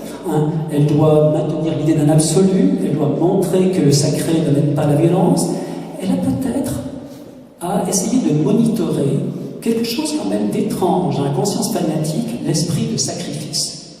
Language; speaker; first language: French; native; French